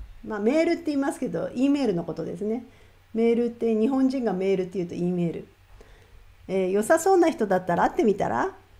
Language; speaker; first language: Japanese; native; Japanese